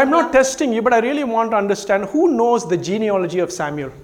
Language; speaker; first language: English; non-native, local second language; Tamil